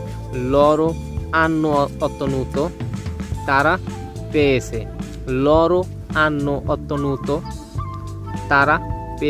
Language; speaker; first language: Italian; non-native, learner; Bangla